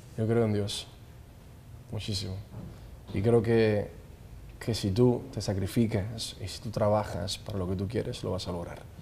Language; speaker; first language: Spanish; native; Spanish